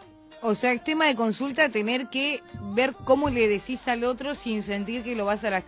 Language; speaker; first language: Spanish; native; Spanish